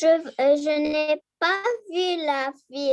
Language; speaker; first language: French; non-native, learner; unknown